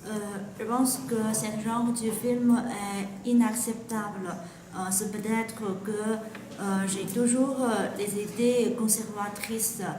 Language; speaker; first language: French; non-native, learner; Chinese